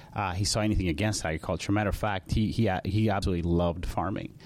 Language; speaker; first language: English; early bilingual, other home language; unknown